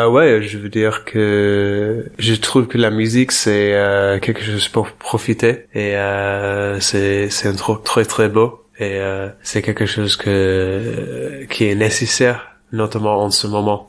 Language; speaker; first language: French; non-native, learner; English